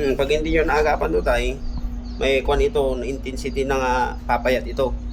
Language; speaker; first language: Filipino; non-native, local second language; Iloko